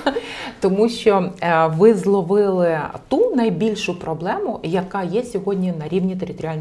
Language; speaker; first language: Ukrainian; native; Ukrainian